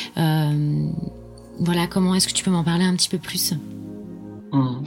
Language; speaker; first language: French; native; French